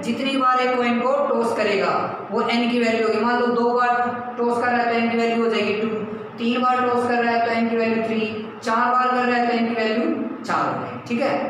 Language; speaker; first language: Hindi; native; Hindi